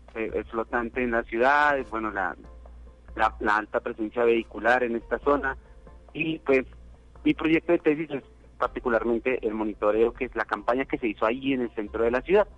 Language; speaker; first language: Spanish; native; Spanish